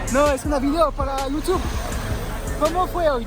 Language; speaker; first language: Spanish; non-native, learner; French